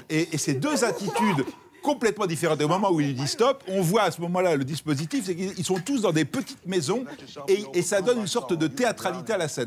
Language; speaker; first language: French; native; French